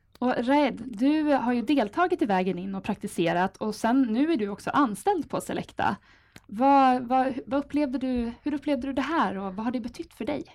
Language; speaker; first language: Swedish; native; Swedish